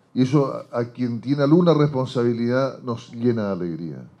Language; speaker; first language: Spanish; native; Spanish